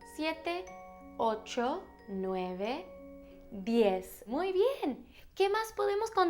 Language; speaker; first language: Spanish; non-native, fluent; English